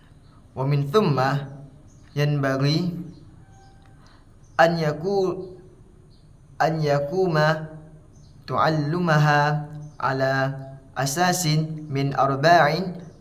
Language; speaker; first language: Arabic; non-native, learner; Indonesian